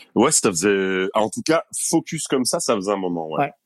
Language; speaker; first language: French; native; French